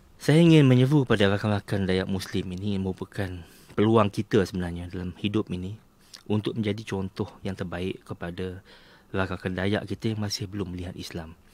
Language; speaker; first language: Malay; non-native, local second language; Iban